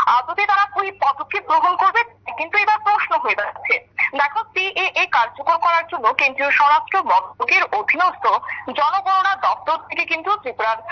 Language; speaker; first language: Bangla; native; Bangla